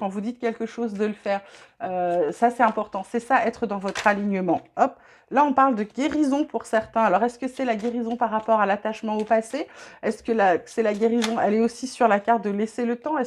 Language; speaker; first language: French; native; French